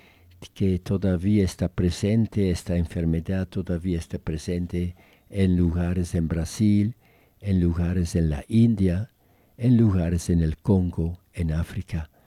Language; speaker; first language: Spanish; non-native, fluent; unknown